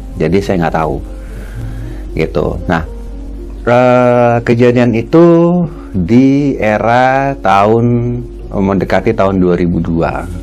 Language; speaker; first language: Indonesian; native; Indonesian